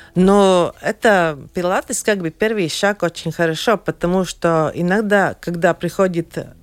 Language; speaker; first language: Russian; non-native, learner; Latvian